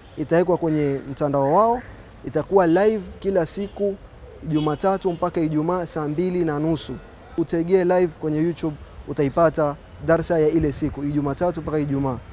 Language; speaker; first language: Swahili; native; Swahili